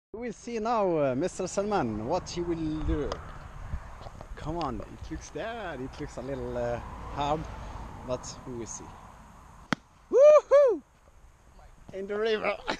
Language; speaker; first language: English; non-native, learner; Arabic